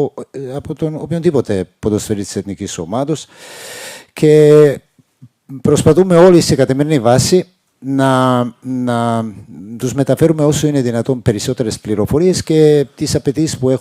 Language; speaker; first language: Greek; non-native, fluent; Serbian